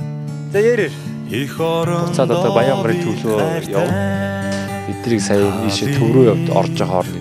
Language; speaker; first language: Mongolian; native; Mongolian